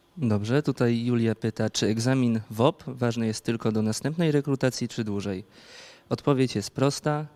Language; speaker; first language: Polish; native; Polish